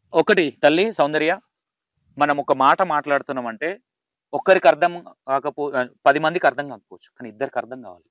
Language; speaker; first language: Telugu; native; Telugu